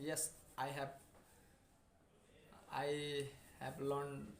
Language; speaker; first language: English; non-native, learner; Nepali